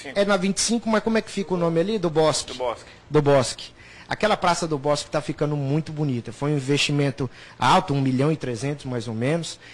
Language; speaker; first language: Portuguese; native; Portuguese